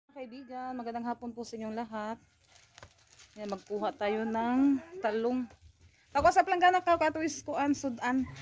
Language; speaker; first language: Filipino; non-native, local second language; Cebuano